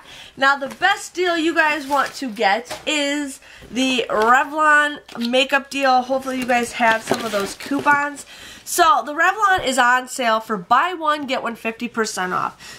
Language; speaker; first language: English; native; English